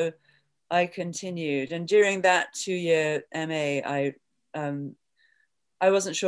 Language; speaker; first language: English; native; English